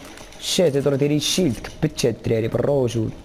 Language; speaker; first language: Arabic; native; Arabic